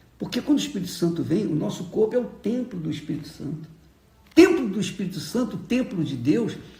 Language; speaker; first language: Portuguese; native; Portuguese